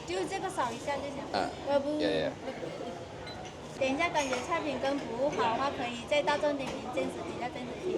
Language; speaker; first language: Chinese; native; Chinese